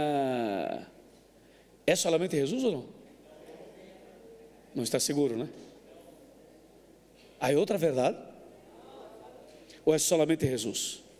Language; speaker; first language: Spanish; non-native, fluent; Portuguese